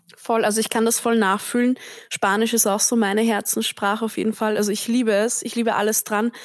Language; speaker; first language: German; early bilingual, other home language; Turkish